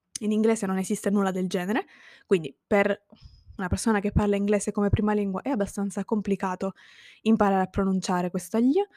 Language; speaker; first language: Italian; native; Italian